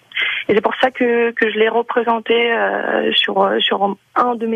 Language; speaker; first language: French; non-native, fluent; Ukrainian